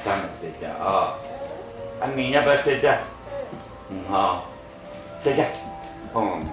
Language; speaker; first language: Chinese; non-native, local second language; Min Nan Chinese